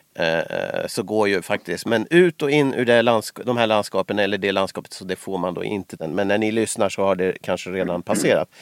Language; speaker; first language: Swedish; native; Swedish